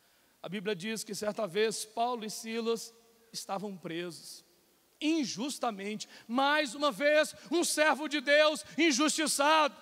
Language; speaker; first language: Portuguese; native; Portuguese